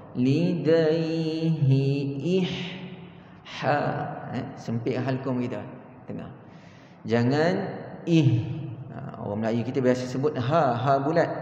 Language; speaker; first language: Malay; native; Malay